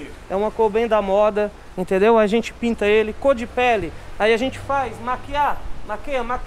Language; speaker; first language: Portuguese; native; Portuguese